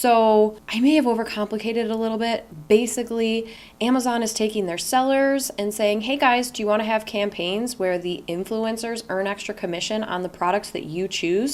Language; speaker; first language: English; native; English